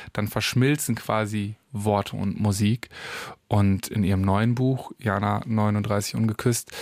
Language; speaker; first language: German; native; German